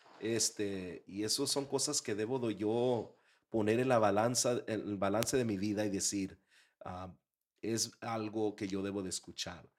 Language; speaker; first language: Spanish; early bilingual, heritage; Spanish